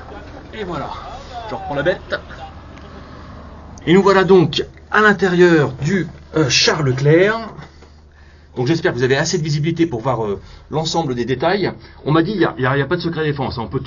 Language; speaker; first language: French; native; French